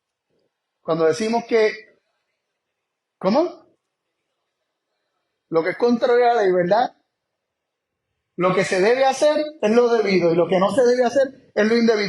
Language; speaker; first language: Spanish; native; Spanish